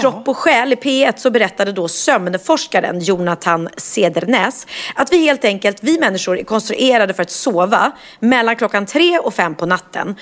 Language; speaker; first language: Swedish; native; Swedish